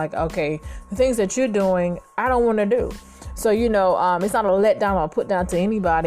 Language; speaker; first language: English; native; English